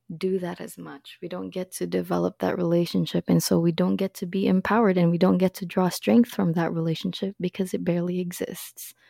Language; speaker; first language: English; early bilingual, other home language; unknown